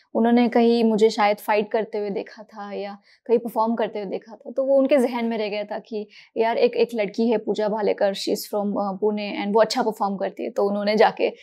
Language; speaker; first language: Hindi; non-native, local second language; Marathi